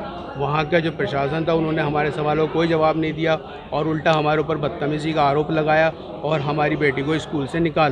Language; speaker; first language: Hindi; native; Hindi